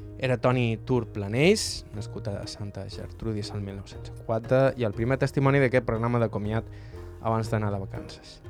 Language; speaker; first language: Catalan; native; Catalan